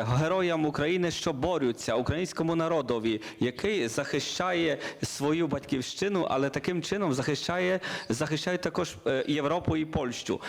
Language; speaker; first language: Ukrainian; non-native, learner; Polish